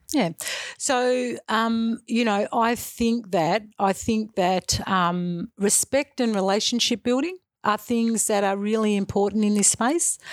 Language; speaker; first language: English; native; English